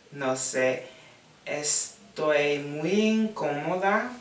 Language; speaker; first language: Spanish; non-native, learner; English